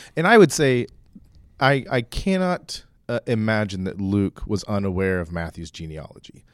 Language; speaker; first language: English; native; English